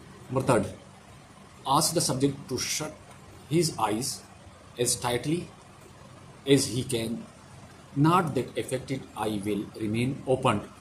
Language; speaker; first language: English; non-native, local second language; Urdu